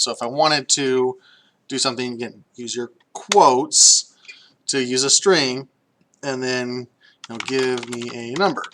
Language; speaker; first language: English; native; English